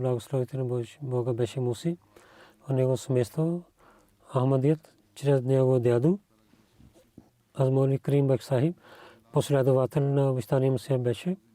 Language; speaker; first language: Bulgarian; non-native, learner; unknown